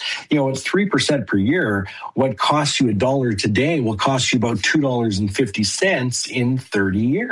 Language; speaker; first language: English; native; English